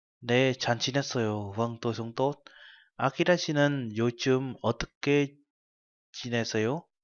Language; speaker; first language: Korean; non-native, fluent; Vietnamese